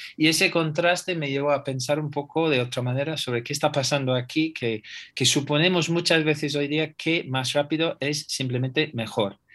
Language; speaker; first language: Spanish; non-native, fluent; English